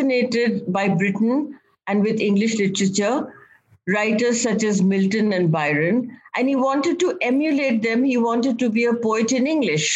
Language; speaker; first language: English; non-native, local second language; Bangla